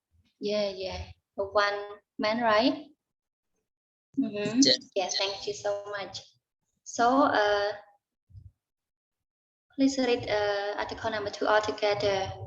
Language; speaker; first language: English; non-native, learner; Khmer